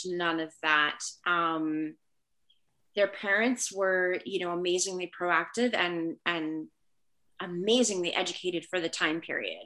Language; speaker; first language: English; early bilingual, other home language; Spanish